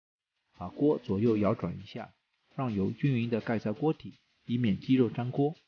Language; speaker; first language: Chinese; native; Chinese